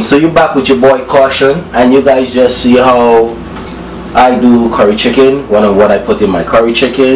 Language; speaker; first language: English; native; English